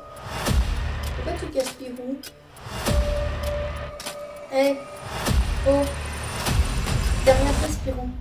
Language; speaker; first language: French; native; French